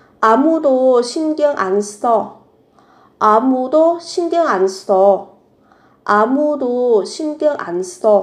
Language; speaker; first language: Korean; non-native, fluent; Vietnamese